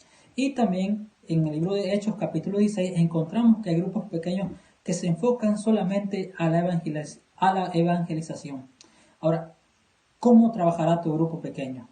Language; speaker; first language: Spanish; native; Spanish